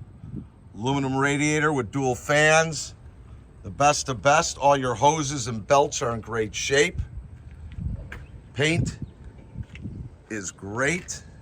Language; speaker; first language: English; native; English